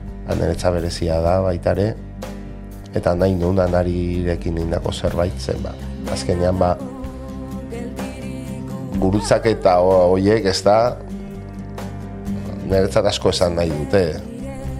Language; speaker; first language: Basque; non-native, local second language; Spanish